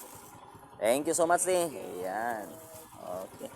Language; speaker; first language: Filipino; non-native, local second language; Cebuano